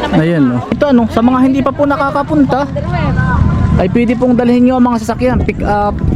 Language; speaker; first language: Filipino; native; Filipino